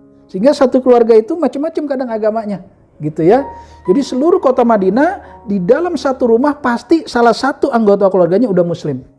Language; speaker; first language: Indonesian; native; Indonesian